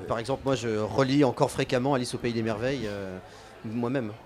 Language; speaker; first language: French; native; French